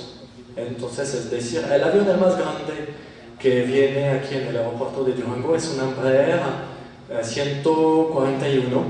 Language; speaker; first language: Spanish; non-native, fluent; French